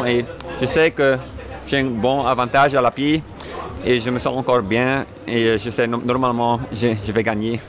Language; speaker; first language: French; non-native, fluent; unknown